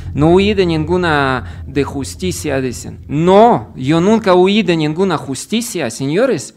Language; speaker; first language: Spanish; non-native, fluent; Russian